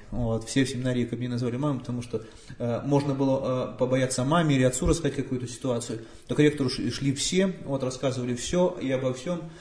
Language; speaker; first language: Russian; native; Russian